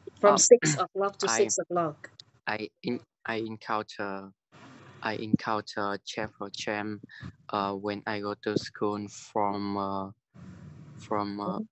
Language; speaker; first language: English; non-native, learner; Vietnamese